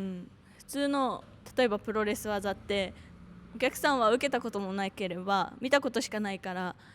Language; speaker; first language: Japanese; native; Japanese